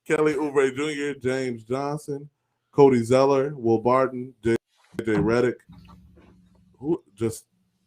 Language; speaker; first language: English; native; English